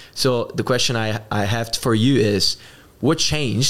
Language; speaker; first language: English; non-native, fluent; Italian